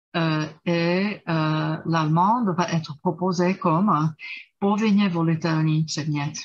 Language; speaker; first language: French; non-native, fluent; Czech